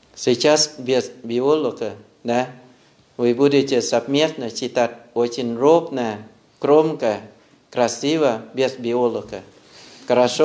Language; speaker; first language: Russian; non-native, fluent; Thai